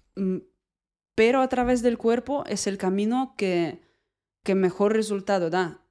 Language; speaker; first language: Spanish; non-native, fluent; Russian